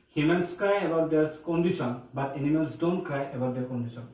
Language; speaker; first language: English; non-native, local second language; Assamese